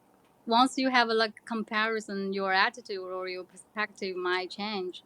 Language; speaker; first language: English; non-native, learner; Chinese